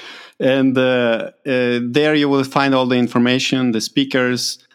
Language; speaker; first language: English; non-native, fluent; Lithuanian